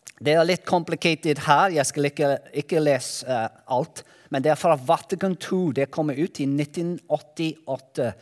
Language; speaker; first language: Norwegian; non-native, learner; Welsh